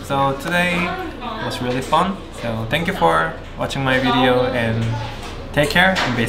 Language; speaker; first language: English; non-native, learner; Korean